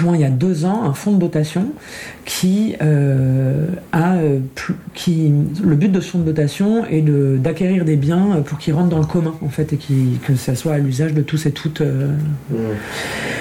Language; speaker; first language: French; native; French